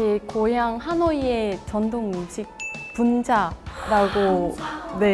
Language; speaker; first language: Korean; non-native, fluent; Vietnamese